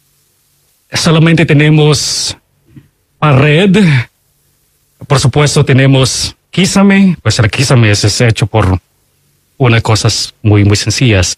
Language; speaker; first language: Spanish; non-native, fluent; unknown